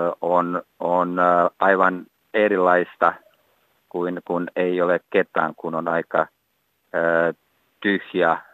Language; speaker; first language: Finnish; non-native, fluent; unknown